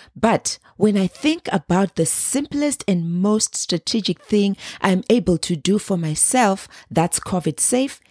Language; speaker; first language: English; non-native, local second language; Shona